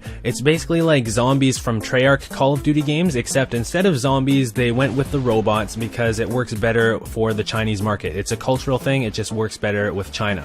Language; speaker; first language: English; native; English